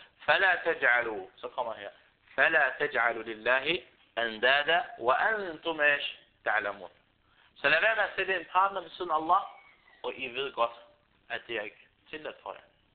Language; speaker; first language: Danish; non-native, fluent; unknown